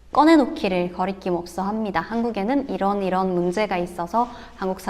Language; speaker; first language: Korean; native; Korean